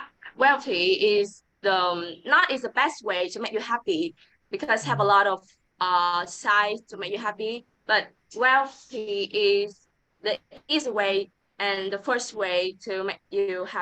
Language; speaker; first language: English; non-native, learner; Vietnamese